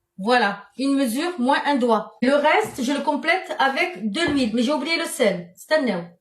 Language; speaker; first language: French; non-native, local second language; Arabic